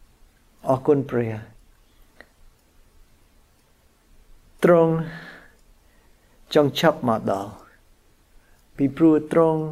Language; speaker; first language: Khmer; non-native, fluent; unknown